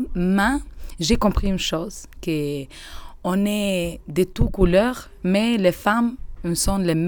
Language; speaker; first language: French; non-native, learner; Albanian